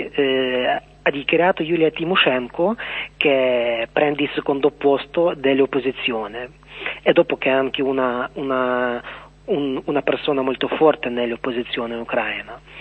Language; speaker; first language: Italian; non-native, learner; Ukrainian